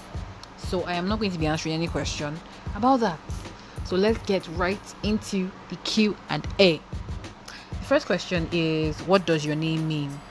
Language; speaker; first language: English; non-native, local second language; Igbo